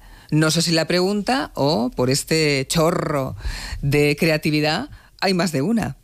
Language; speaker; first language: Spanish; native; Spanish